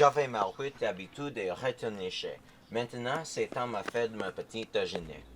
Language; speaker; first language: French; non-native, learner; English